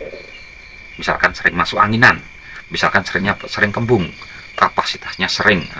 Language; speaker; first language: Indonesian; non-native, local second language; Javanese